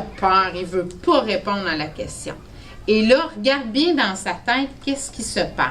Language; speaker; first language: French; native; French